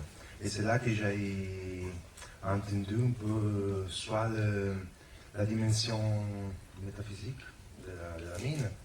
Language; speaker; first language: French; non-native, fluent; Italian